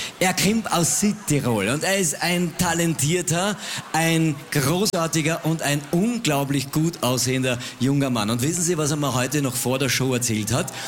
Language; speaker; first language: German; native; German